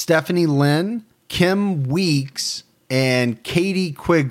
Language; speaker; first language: English; native; English